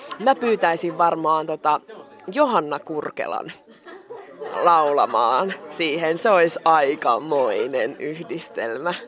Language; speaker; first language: Finnish; native; Finnish